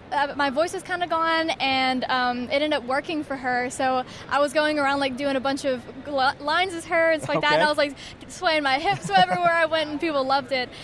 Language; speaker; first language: English; native; English